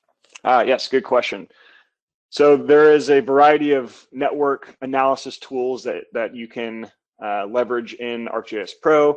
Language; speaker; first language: English; native; English